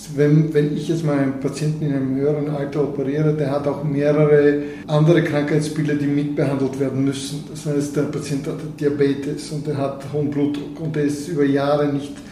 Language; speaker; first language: German; non-native, fluent; Bulgarian